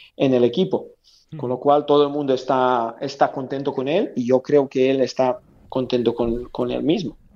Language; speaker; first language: Spanish; non-native, fluent; Serbian